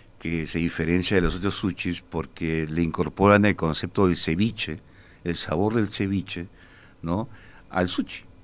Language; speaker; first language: Spanish; native; Spanish